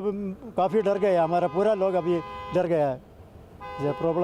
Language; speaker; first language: Hindi; non-native, local second language; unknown